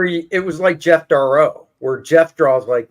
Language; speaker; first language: English; native; English